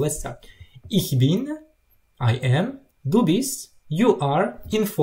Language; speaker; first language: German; non-native, learner; Russian